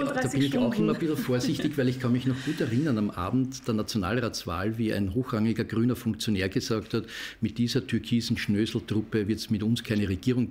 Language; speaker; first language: German; native; German